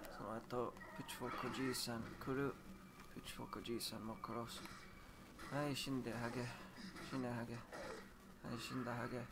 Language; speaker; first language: Japanese; non-native, learner; English